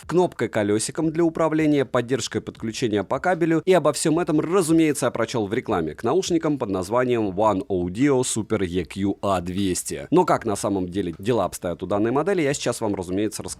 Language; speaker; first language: Russian; native; Russian